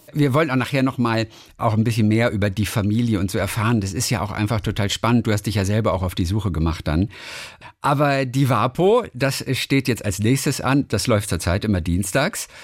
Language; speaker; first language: German; native; German